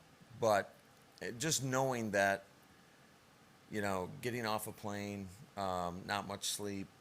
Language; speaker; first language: English; native; English